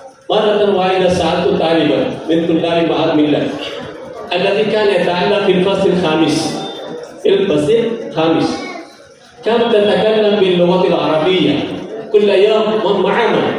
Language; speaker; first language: Arabic; non-native, fluent; Urdu